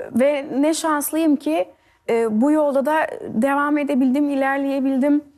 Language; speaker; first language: Turkish; early bilingual, heritage; Turkish